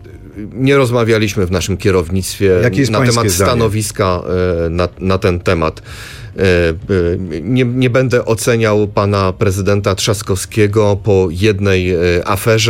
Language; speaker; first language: Polish; native; Polish